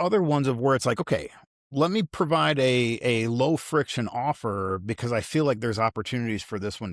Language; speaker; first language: English; native; English